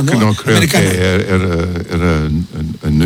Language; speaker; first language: Spanish; non-native, learner; English